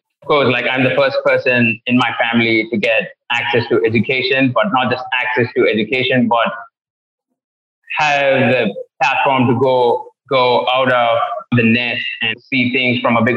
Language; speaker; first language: English; non-native, local second language; Tamil